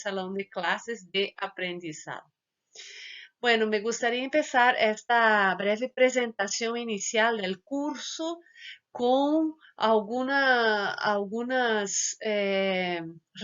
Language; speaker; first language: Spanish; non-native, fluent; Portuguese